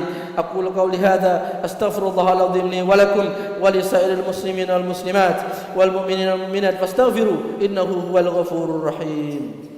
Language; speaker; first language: Indonesian; native; Indonesian